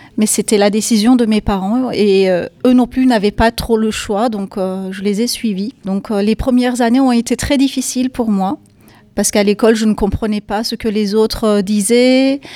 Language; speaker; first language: French; non-native, fluent; Kurdish